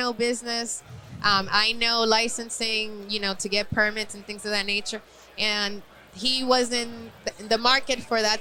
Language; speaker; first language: English; non-native, fluent; Spanish